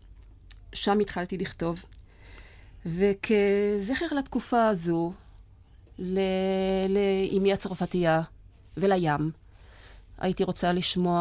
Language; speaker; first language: Hebrew; non-native, local second language; French